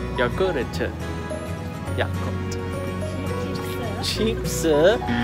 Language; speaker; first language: Korean; non-native, learner; English